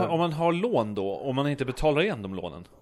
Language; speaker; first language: Swedish; native; Swedish